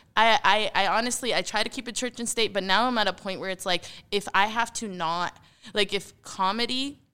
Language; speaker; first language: English; early bilingual, heritage; Arabic